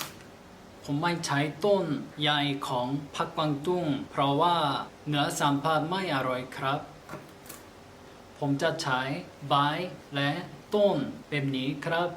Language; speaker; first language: Thai; non-native, learner; Korean